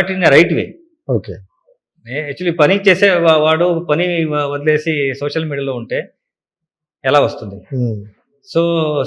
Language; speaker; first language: Telugu; non-native, learner; Kannada